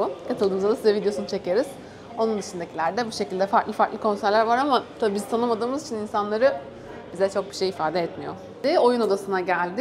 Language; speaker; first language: Turkish; native; Turkish